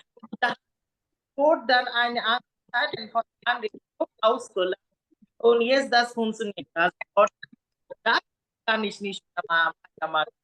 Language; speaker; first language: German; non-native, learner; Bangla